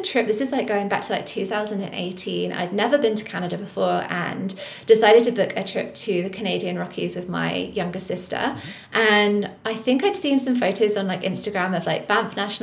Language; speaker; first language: English; native; English